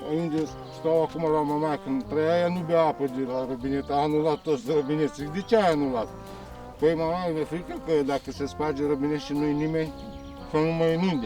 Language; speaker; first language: Romanian; native; Romanian